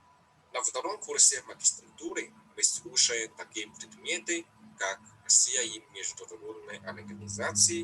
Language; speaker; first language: Russian; non-native, fluent; Chinese